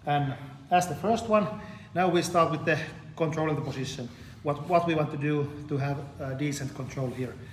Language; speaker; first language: English; non-native, fluent; Finnish